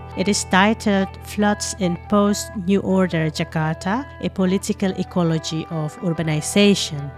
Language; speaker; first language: English; non-native, fluent; Indonesian